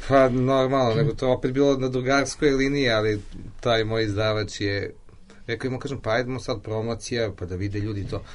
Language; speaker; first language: Serbian; native; Serbian